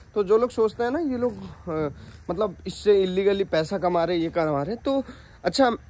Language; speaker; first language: Hindi; non-native, local second language; Odia